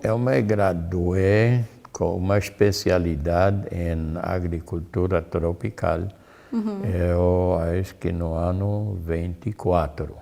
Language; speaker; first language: Portuguese; non-native, fluent; German